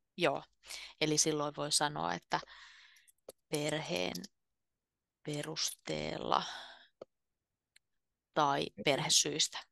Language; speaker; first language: Finnish; native; Finnish